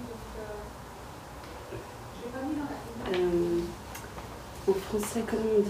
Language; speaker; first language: English; non-native, learner; French